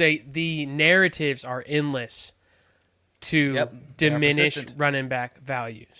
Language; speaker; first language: English; native; English